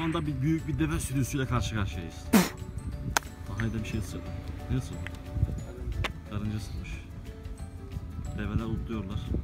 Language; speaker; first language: Turkish; native; Turkish